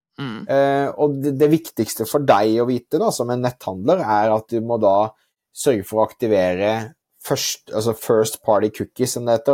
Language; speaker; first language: Norwegian; native; Norwegian